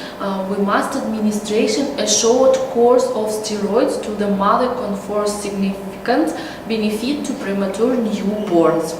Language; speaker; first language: English; non-native, learner; Russian